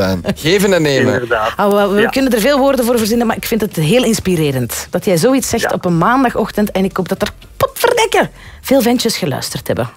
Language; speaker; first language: Dutch; native; Dutch